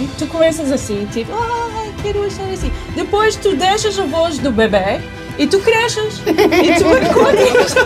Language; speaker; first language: Portuguese; early bilingual, heritage; English